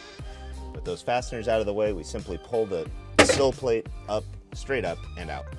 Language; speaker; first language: English; native; English